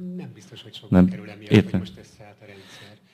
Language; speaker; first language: Hungarian; native; Hungarian